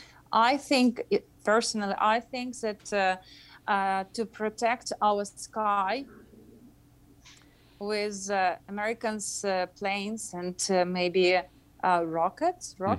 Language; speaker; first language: English; non-native, fluent; Ukrainian